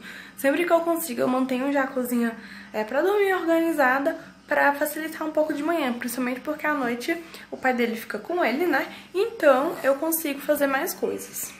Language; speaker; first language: Portuguese; native; Portuguese